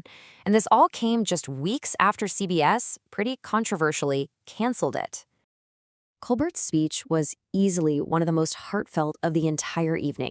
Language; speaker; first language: English; native; English